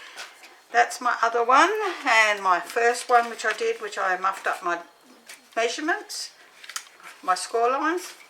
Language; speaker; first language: English; native; English